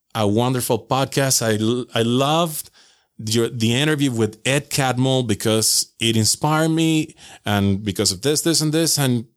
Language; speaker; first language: English; non-native, fluent; Spanish